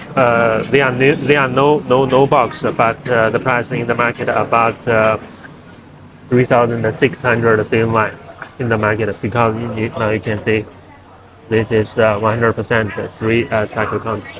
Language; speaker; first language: English; non-native, learner; Chinese